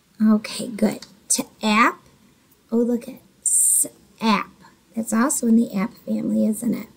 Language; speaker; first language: English; native; English